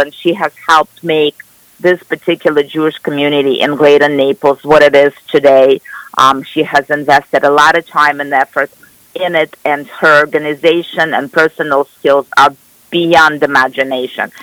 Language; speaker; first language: English; non-native, fluent; Russian